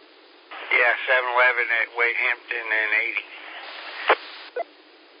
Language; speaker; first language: English; native; English